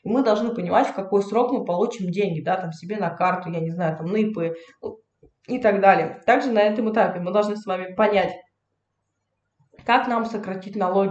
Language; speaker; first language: Russian; native; Russian